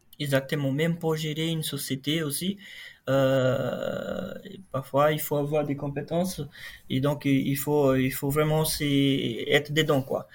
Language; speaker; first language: French; non-native, fluent; Portuguese